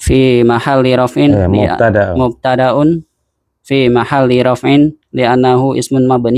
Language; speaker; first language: Arabic; non-native, learner; Indonesian